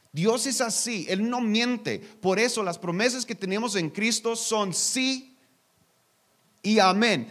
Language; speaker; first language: Spanish; non-native, learner; English